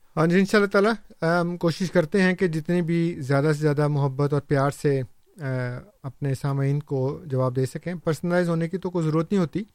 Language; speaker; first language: Urdu; non-native, local second language; Punjabi